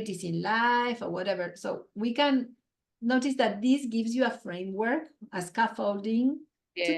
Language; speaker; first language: English; non-native, fluent; Spanish